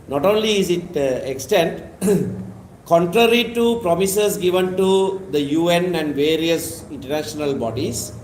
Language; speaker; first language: English; non-native, local second language; Tamil